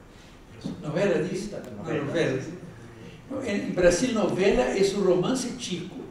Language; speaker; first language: Spanish; non-native, fluent; Portuguese